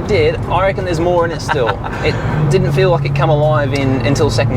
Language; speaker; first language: English; native; English